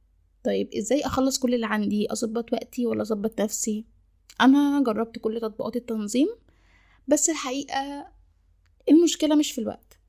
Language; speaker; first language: Arabic; native; Arabic